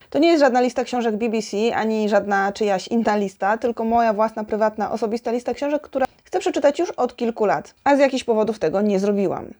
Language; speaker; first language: Polish; native; Polish